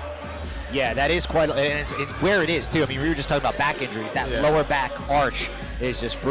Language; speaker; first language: English; native; English